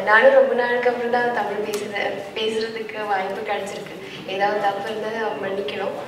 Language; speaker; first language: Tamil; non-native, fluent; Malayalam